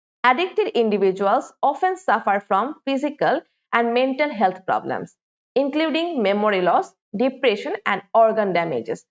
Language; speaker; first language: English; non-native, local second language; Bangla